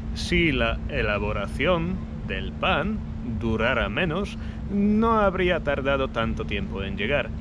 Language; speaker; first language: Spanish; non-native, fluent; Polish